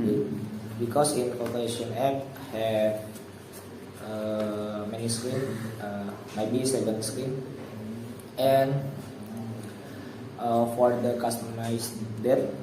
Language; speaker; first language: English; non-native, learner; Indonesian